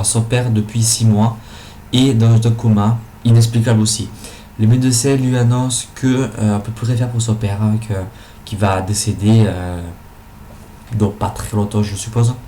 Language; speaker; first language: French; native; French